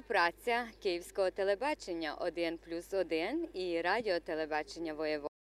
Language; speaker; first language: Ukrainian; early bilingual, heritage; Ukrainian